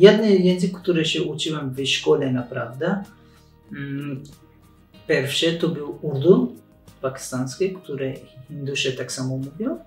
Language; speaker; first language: Polish; non-native, learner; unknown